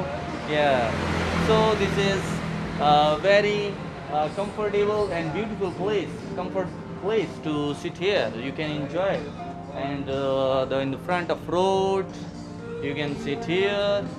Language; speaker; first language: English; non-native, learner; Urdu